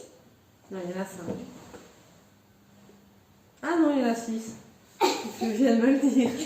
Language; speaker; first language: French; native; French